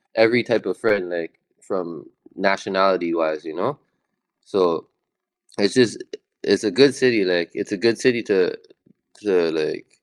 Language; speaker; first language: English; native; English